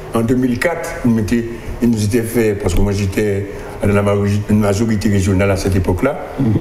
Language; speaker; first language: French; native; French